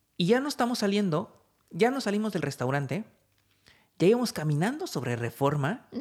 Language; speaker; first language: Spanish; native; Spanish